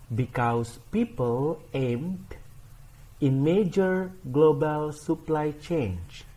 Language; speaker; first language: English; non-native, fluent; Indonesian